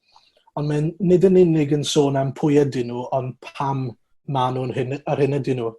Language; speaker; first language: Welsh; native; Welsh